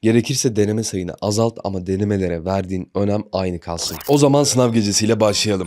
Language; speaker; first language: Turkish; native; Turkish